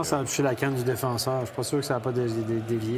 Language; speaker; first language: French; native; French